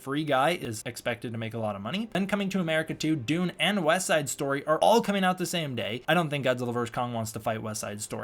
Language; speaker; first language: English; native; English